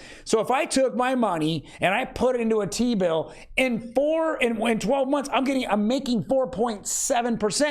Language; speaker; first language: English; native; English